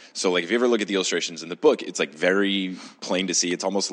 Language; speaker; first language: English; native; English